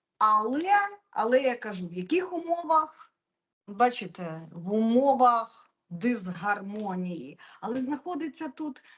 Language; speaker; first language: Ukrainian; non-native, local second language; Russian